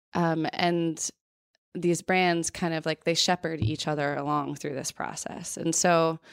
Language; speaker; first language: English; native; English